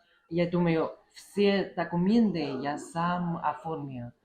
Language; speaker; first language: Russian; non-native, learner; Chinese